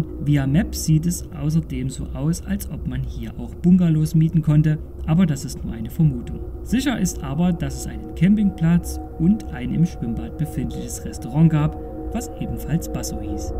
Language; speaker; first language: German; native; German